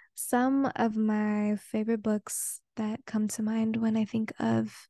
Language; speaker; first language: English; early bilingual, other home language; Spanish